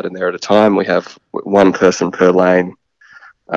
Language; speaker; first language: English; native; English